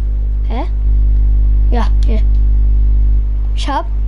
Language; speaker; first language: German; non-native, learner; English